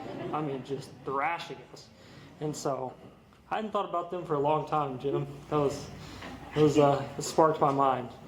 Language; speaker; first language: English; native; English